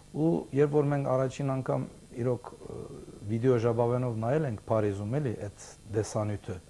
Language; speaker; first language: Armenian; early bilingual, heritage; Armenian